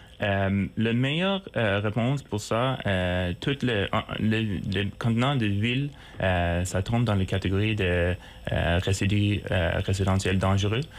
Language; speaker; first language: French; non-native, fluent; Swedish